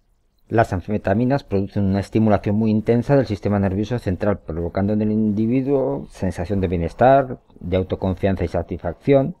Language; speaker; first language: Spanish; native; Spanish